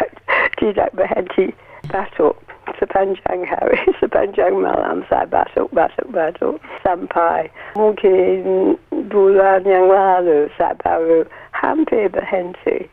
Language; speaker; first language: Indonesian; non-native, learner; English